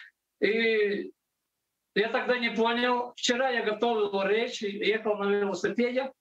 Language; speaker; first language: Russian; non-native, local second language; Latvian